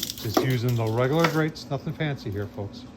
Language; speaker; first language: English; native; English